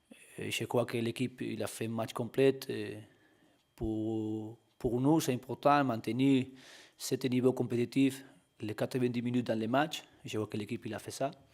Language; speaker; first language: French; non-native, learner; Spanish